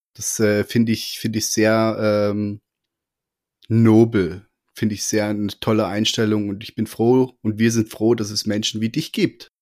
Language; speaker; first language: German; native; German